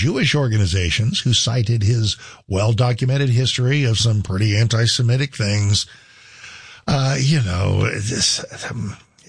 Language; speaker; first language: English; native; English